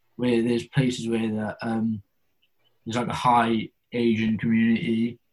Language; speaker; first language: English; native; English